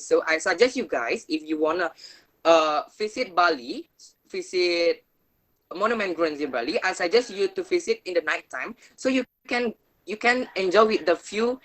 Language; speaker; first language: English; non-native, learner; Indonesian